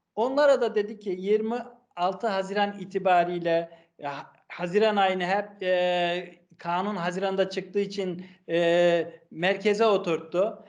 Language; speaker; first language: Turkish; native; Turkish